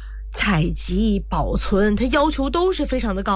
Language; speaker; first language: Chinese; native; Chinese